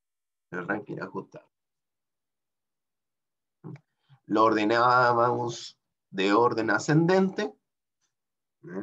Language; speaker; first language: Spanish; native; Spanish